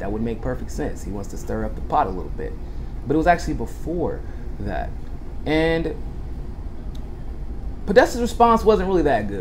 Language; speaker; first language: English; native; English